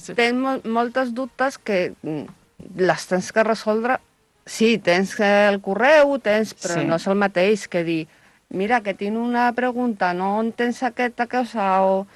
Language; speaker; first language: Catalan; non-native, learner; Spanish